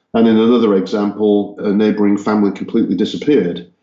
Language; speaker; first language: English; native; English